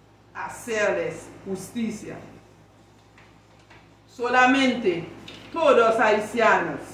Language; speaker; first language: Spanish; non-native, learner; Haitian Creole